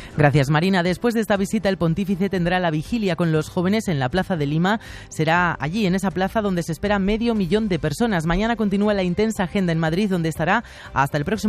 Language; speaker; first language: Spanish; native; Spanish